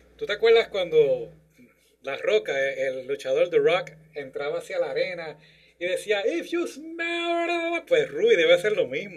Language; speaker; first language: Spanish; native; Spanish